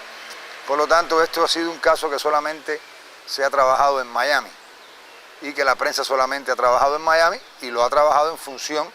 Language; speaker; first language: Spanish; native; Spanish